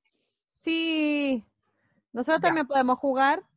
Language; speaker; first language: Spanish; native; Spanish